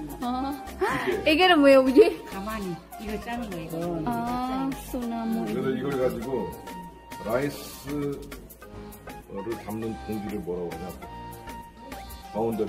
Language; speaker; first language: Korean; non-native, learner; Filipino